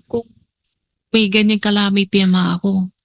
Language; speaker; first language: Filipino; non-native, learner; Chinese